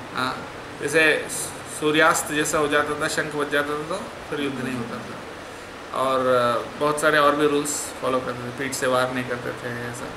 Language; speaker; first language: Hindi; non-native, local second language; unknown